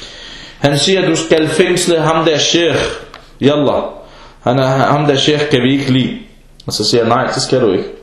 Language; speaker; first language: Danish; early bilingual, other home language; Arabic